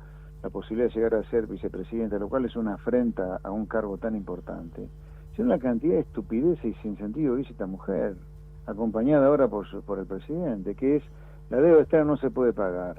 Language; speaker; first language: Spanish; native; Spanish